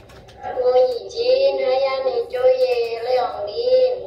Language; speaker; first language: Cantonese; non-native, learner; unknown